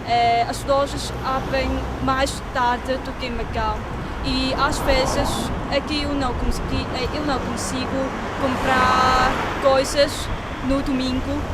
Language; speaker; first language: Portuguese; non-native, fluent; Chinese